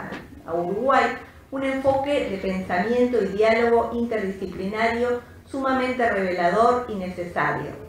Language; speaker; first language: Spanish; native; Spanish